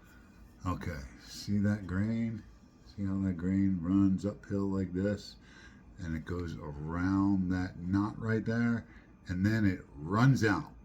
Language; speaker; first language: English; native; English